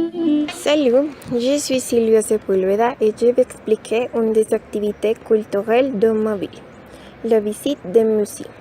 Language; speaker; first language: French; non-native, learner; Spanish